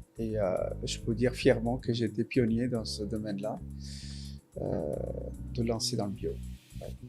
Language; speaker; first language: French; non-native, fluent; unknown